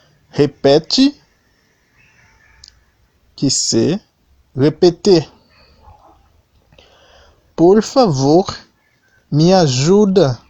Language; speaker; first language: Portuguese; non-native, fluent; Haitian Creole